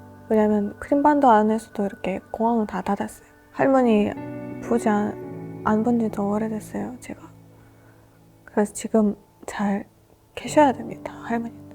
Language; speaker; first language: Korean; non-native, fluent; Russian